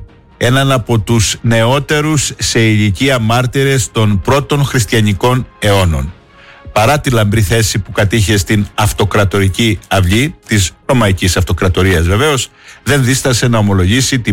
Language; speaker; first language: Greek; native; Greek